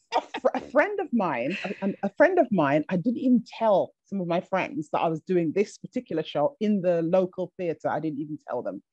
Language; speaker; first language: English; native; English